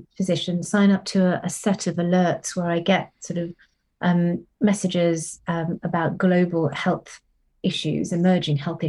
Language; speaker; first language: English; non-native, local second language; Tamil